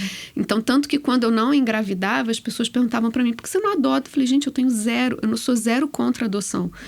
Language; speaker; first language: Portuguese; native; Portuguese